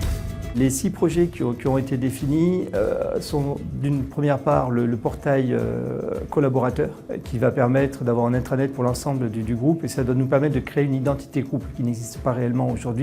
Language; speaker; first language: French; native; French